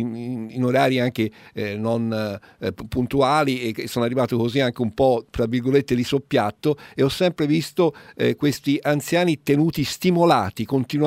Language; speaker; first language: Italian; native; Italian